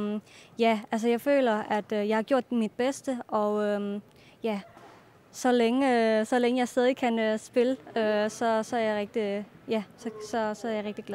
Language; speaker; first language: Danish; non-native, fluent; Thai